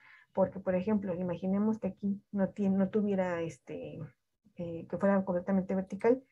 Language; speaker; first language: Spanish; native; Spanish